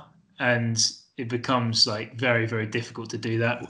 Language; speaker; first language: English; native; English